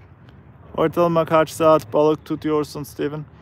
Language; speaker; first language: Turkish; non-native, learner; English